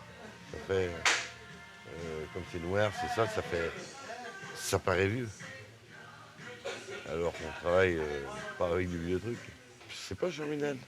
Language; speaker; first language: French; native; French